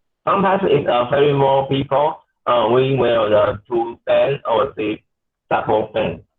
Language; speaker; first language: English; non-native, learner; Chinese